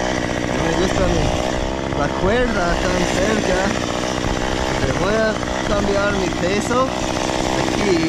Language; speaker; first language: Spanish; non-native, learner; English